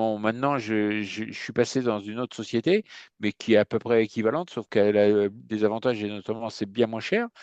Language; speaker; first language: French; native; French